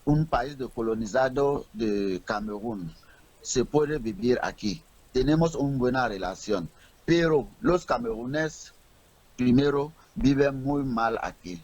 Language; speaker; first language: Spanish; non-native, learner; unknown